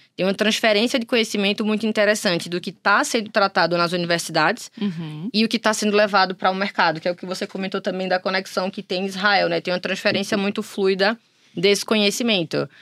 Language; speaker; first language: Portuguese; native; Portuguese